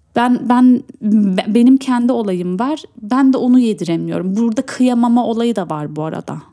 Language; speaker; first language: Turkish; early bilingual, heritage; Turkish